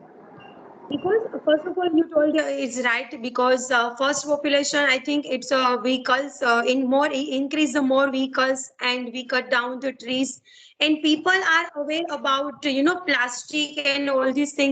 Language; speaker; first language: English; non-native, learner; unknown